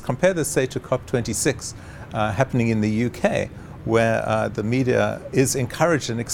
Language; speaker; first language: English; native; English